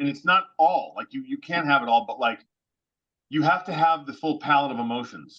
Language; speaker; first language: English; native; English